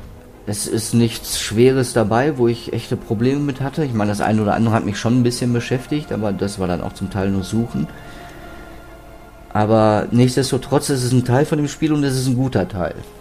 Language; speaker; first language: German; native; German